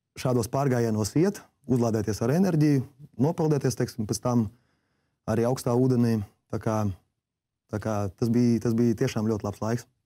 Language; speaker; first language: Latvian; non-native, local second language; Russian